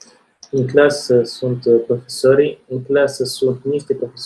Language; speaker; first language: Romanian; non-native, learner; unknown